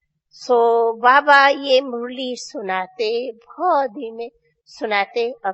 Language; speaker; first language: Hindi; non-native, local second language; Sindhi